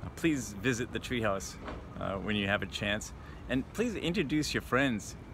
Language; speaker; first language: English; native; English